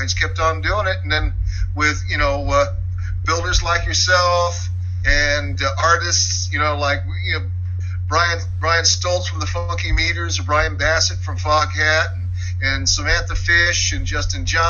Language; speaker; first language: English; native; English